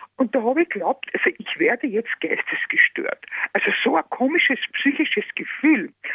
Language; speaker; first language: German; native; German